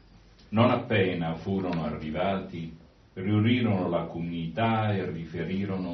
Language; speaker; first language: Italian; native; Italian